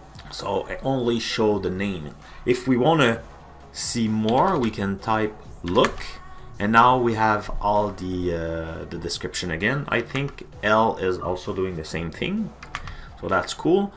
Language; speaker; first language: English; non-native, fluent; French